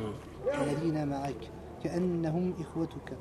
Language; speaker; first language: Arabic; non-native, learner; French